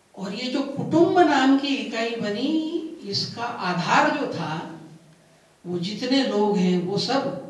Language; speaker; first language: Hindi; non-native, local second language; Gujarati